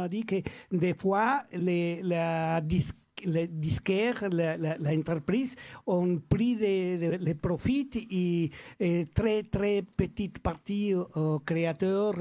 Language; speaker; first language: French; non-native, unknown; Spanish